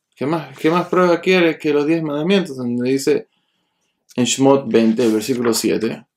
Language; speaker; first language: Spanish; early bilingual, heritage; Spanish